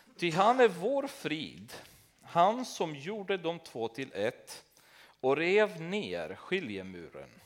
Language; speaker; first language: Swedish; non-native, fluent; Romanian